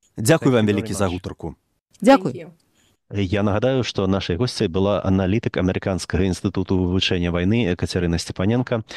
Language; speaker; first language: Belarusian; native; Belarusian